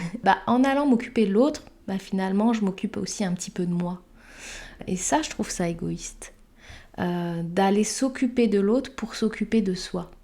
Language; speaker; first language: French; native; French